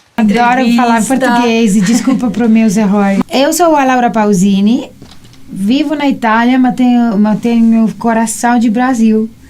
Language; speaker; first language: Portuguese; non-native, learner; Italian